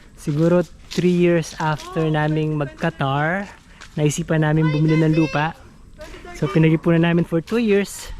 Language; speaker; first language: Filipino; non-native, local second language; Pampanga